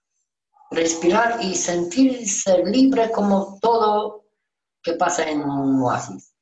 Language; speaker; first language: Spanish; non-native, learner; Romanian